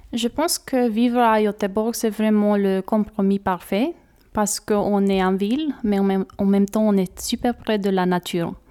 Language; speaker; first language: French; non-native, fluent; Romanian